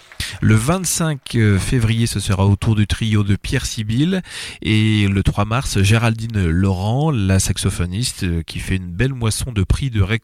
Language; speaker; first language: French; native; French